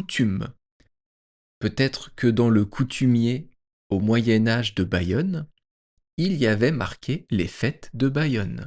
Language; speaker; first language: French; native; French